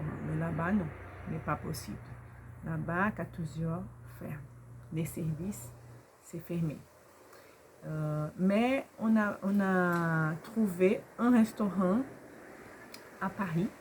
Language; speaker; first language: French; non-native, learner; Portuguese